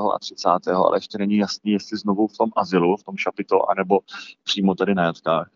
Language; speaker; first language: Czech; early bilingual, heritage; Czech